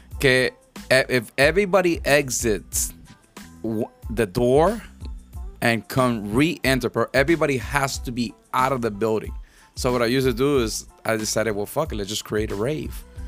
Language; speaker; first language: English; early bilingual, other home language; Spanish